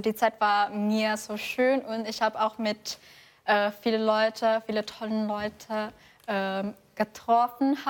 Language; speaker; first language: German; non-native, fluent; Indonesian